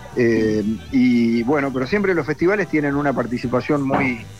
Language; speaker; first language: Spanish; native; Spanish